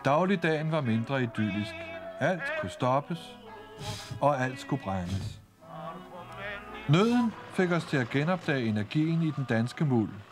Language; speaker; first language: Danish; native; Danish